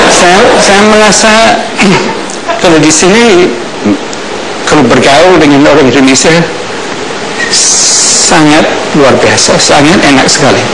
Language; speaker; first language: Indonesian; non-native, fluent; English